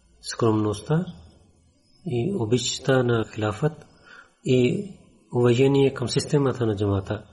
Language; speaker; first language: Bulgarian; non-native, learner; Urdu